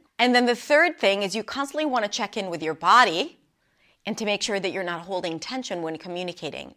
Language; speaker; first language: English; non-native, fluent; Hebrew